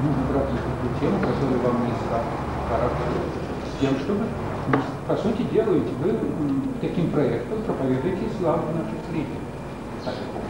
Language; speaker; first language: Russian; native; Russian